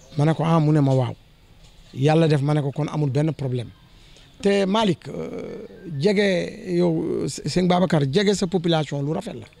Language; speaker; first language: Wolof; non-native, local second language; Fula